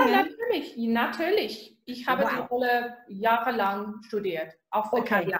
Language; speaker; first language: German; native; German